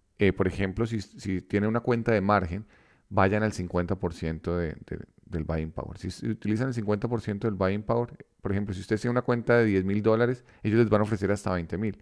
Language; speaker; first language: Spanish; native; Spanish